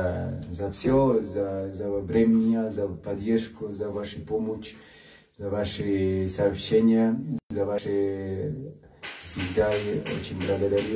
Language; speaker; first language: Russian; non-native, learner; Spanish